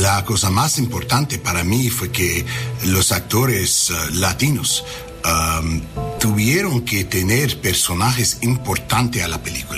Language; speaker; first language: Spanish; non-native, learner; English